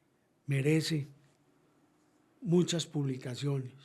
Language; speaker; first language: Spanish; native; Spanish